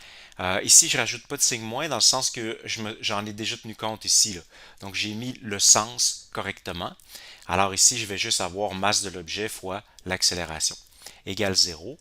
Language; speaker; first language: French; native; French